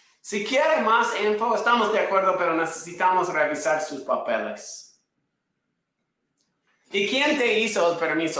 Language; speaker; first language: Spanish; non-native, fluent; English